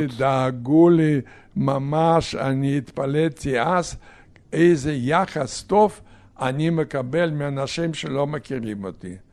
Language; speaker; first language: Hebrew; non-native, fluent; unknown